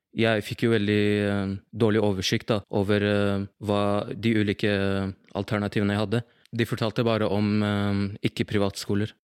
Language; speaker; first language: Norwegian; early bilingual, other home language; Arabic